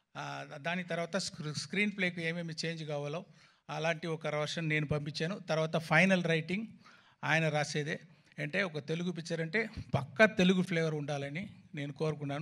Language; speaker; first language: Telugu; non-native, learner; Tamil